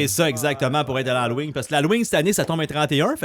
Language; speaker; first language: French; native; French